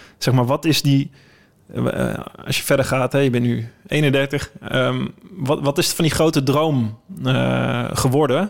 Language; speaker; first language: Dutch; native; Dutch